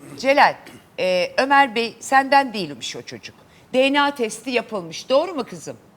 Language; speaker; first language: Turkish; native; Turkish